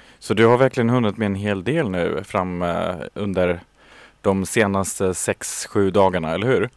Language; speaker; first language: Swedish; non-native, fluent; German